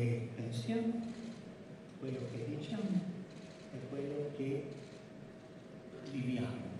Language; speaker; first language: Italian; non-native, fluent; Spanish